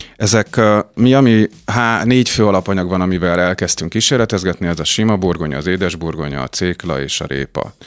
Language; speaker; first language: Hungarian; native; Hungarian